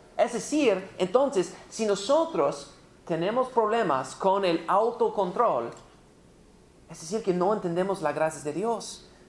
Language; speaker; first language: Spanish; non-native, fluent; English